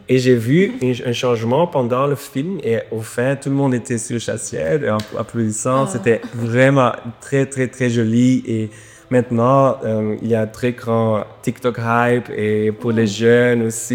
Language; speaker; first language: French; non-native, learner; Dutch